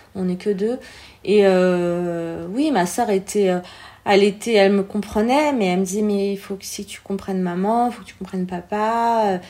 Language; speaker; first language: French; early bilingual, other home language; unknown